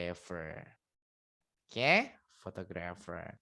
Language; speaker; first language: English; non-native, local second language; Indonesian